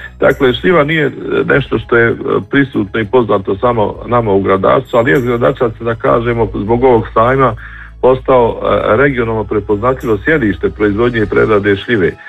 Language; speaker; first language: Croatian; native; Croatian